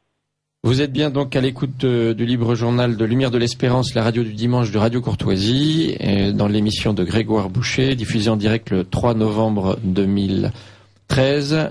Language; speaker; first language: French; native; French